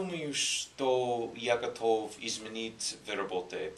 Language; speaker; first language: Russian; non-native, learner; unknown